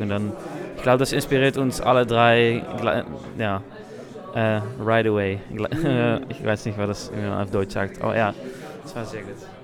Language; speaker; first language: German; non-native, learner; Dutch